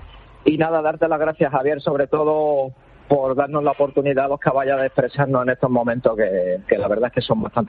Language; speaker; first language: Spanish; native; Spanish